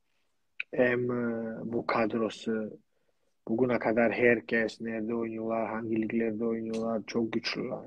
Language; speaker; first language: Turkish; non-native, fluent; Georgian